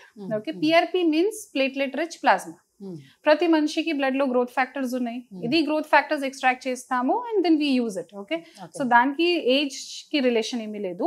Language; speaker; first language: Telugu; non-native, fluent; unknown